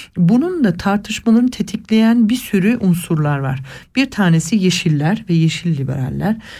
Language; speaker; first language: Turkish; early bilingual, heritage; Turkish